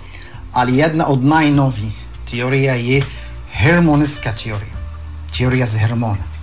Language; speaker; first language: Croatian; non-native, fluent; Arabic